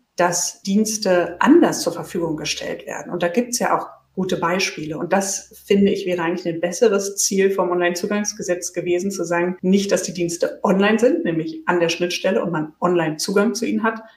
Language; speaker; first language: German; native; German